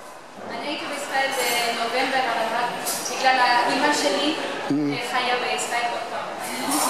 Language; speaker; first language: Hebrew; non-native, learner; French